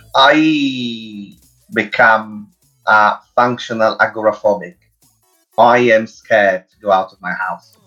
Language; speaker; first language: English; non-native, fluent; Italian